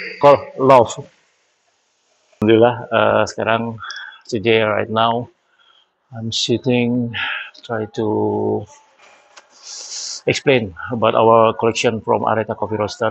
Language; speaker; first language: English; non-native, learner; Indonesian